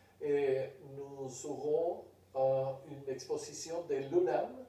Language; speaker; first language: French; non-native, fluent; Spanish